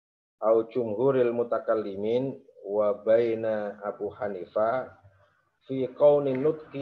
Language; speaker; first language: Arabic; non-native, fluent; Indonesian